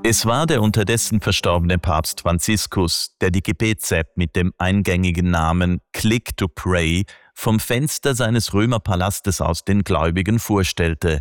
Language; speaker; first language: German; native; German